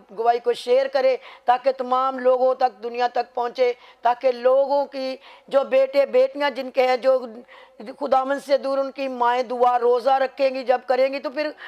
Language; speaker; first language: Urdu; non-native, local second language; Punjabi